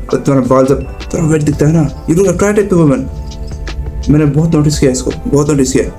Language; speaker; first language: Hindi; non-native, local second language; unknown